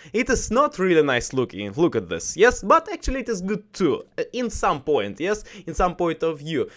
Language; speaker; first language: English; non-native, learner; Russian